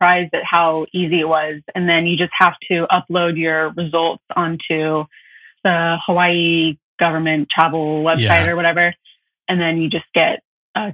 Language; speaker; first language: English; native; English